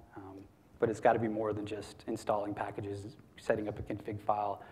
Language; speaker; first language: English; native; English